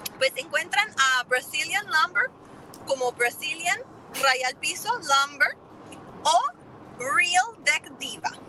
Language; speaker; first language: Spanish; non-native, fluent; Italian